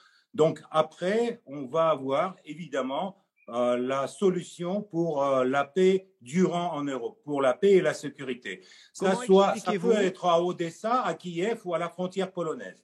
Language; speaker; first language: French; non-native, fluent; Russian